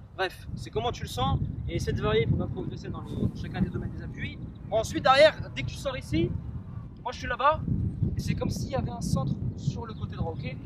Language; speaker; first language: French; native; French